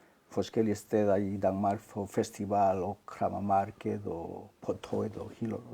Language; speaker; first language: Danish; non-native, learner; Spanish